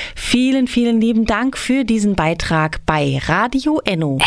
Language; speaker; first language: German; native; German